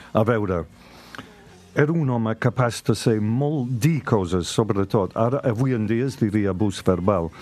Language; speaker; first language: Catalan; non-native, fluent; English